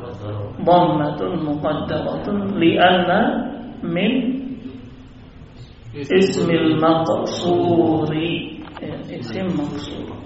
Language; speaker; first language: Arabic; non-native, fluent; Indonesian